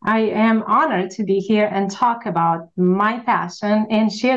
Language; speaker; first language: English; non-native, fluent; Russian